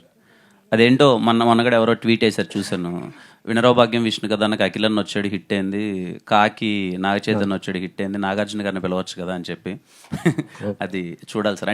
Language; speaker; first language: Telugu; native; Telugu